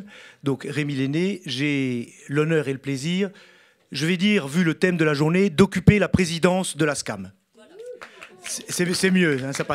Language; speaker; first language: French; native; French